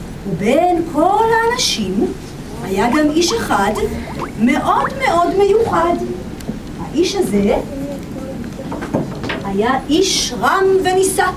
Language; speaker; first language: Hebrew; native; Hebrew